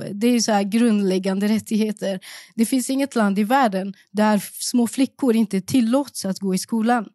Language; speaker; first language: Swedish; early bilingual, other home language; Persian